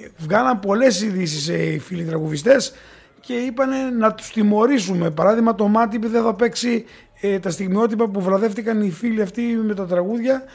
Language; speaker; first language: Greek; native; Greek